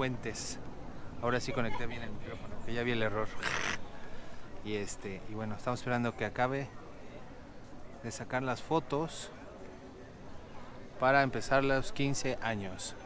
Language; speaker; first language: Spanish; native; Spanish